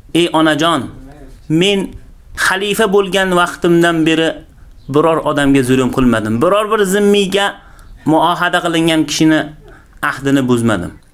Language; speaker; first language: Uzbek; native; Uzbek